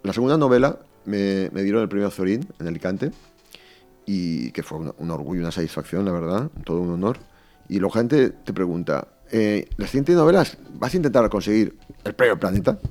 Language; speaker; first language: Spanish; native; Spanish